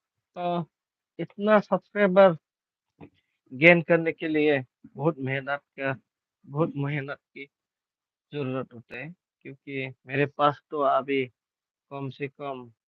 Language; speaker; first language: Hindi; non-native, local second language; Bodo